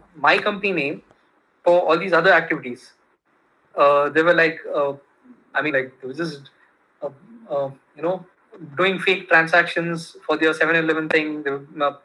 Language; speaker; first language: English; non-native, local second language; Kannada